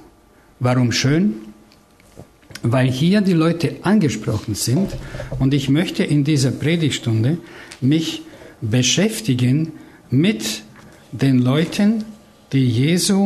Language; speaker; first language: German; non-native, fluent; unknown